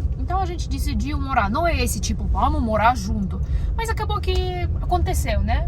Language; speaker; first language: Portuguese; non-native, learner; Russian